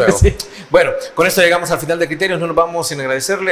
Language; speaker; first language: Spanish; native; Spanish